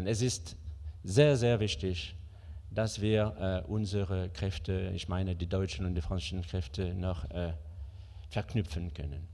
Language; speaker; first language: German; non-native, fluent; French